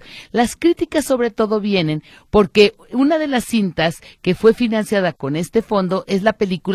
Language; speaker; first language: Spanish; native; Spanish